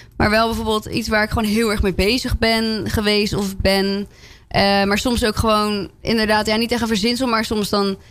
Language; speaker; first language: Dutch; early bilingual, other home language; French